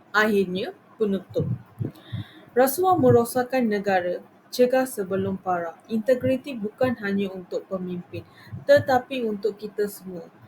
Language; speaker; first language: Malay; non-native, local second language; Tamil